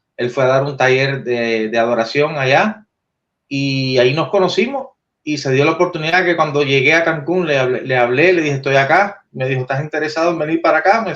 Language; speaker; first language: Spanish; native; Spanish